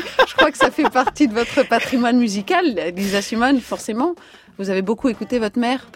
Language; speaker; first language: French; native; French